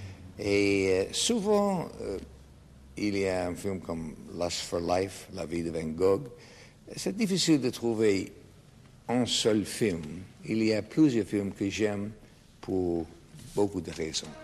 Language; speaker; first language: French; non-native, fluent; English